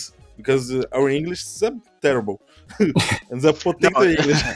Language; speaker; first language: English; non-native, learner; Portuguese